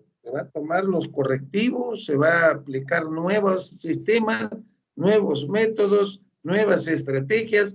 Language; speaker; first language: Spanish; native; Spanish